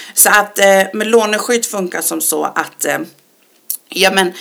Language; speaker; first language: Swedish; early bilingual, other home language; Persian